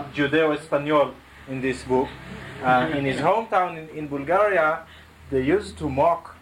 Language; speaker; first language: English; non-native, fluent; Hebrew